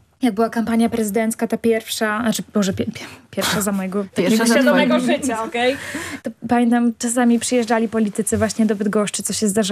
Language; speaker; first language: Polish; native; Polish